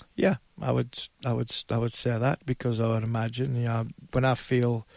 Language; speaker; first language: English; native; English